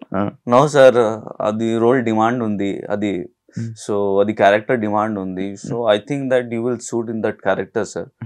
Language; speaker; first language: Telugu; non-native, learner; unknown